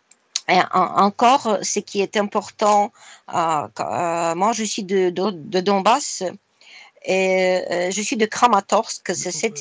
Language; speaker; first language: French; non-native, fluent; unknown